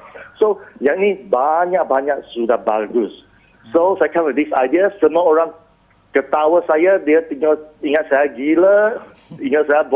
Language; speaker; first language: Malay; non-native, local second language; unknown